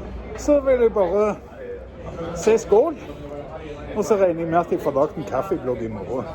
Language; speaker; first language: Norwegian; native; Norwegian